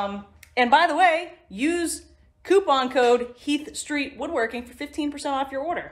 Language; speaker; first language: English; native; English